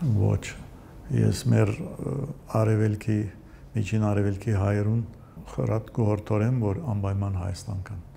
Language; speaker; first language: Armenian; early bilingual, heritage; Armenian